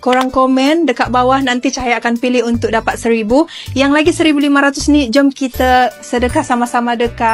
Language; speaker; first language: Malay; native; Malay